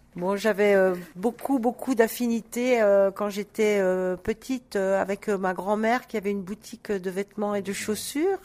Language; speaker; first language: French; native; French